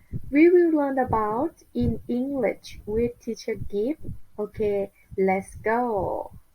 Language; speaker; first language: English; non-native, learner; Thai